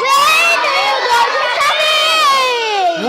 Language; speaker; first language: English; non-native, learner; Bangla